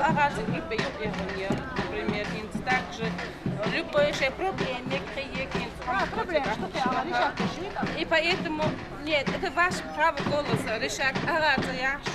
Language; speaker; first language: Russian; non-native, local second language; Chechen